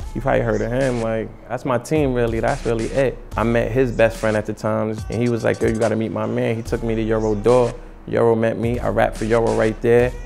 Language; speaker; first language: English; native; English